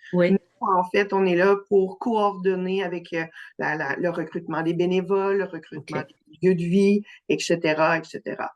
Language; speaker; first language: French; native; French